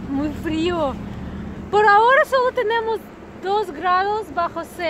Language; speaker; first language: Spanish; non-native, fluent; Russian